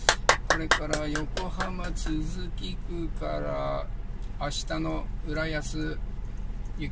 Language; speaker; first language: Japanese; native; Japanese